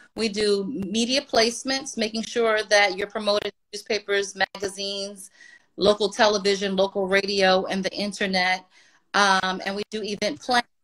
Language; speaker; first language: English; native; English